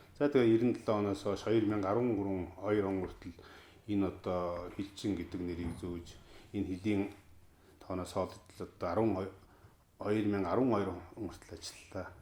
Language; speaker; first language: Mongolian; native; Mongolian